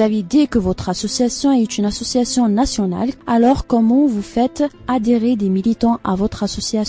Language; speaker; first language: French; non-native, local second language; Arabic